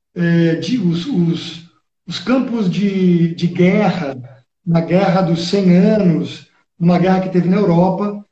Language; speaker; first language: Portuguese; early bilingual, other home language; Spanish